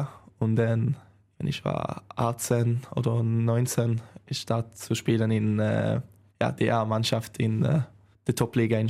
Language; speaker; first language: German; non-native, learner; Swedish